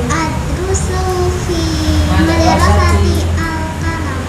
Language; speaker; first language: Arabic; non-native, learner; Indonesian